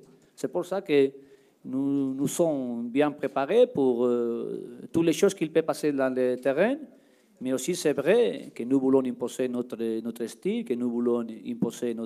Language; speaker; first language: French; non-native, learner; Spanish